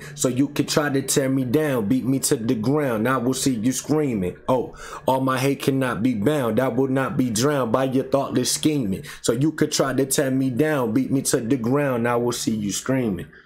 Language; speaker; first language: English; native; English